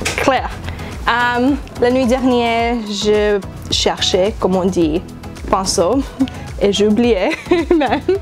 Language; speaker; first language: French; non-native, learner; English